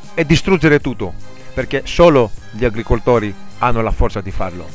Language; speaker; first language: Italian; non-native, fluent; Greek